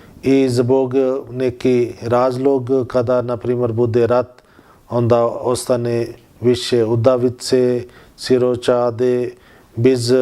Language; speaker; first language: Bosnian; non-native, learner; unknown